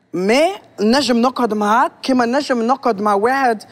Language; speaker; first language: Arabic; early bilingual, other home language; French